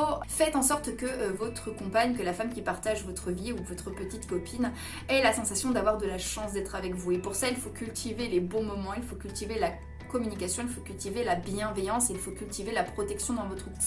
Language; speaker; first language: French; native; French